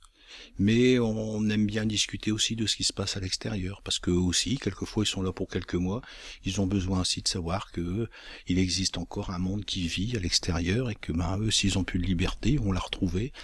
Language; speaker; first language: French; native; French